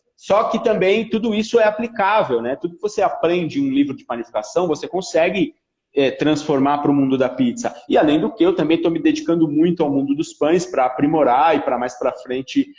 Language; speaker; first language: Portuguese; early bilingual, other home language; Italian